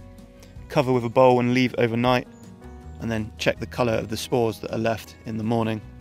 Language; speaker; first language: English; native; English